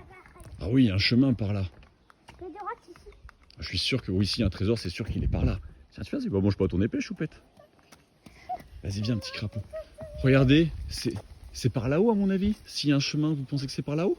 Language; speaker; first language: French; native; French